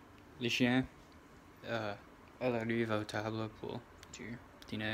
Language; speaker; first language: French; non-native, learner; English